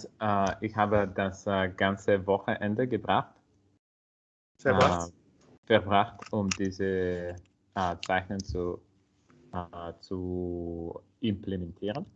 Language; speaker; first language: German; non-native, learner; Italian